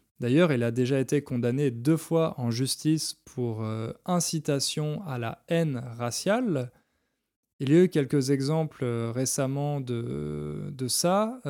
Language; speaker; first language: French; native; French